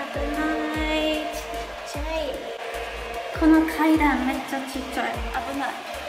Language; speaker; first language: Japanese; non-native, fluent; English